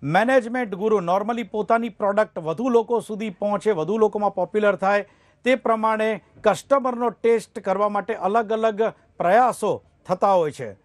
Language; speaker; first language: Gujarati; native; Gujarati